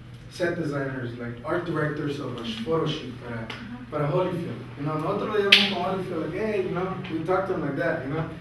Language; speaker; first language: English; early bilingual, other home language; Spanish